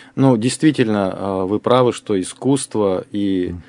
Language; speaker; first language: Russian; native; Russian